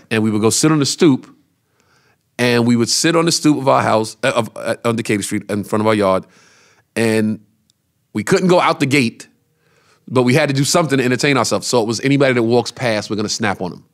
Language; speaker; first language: English; native; English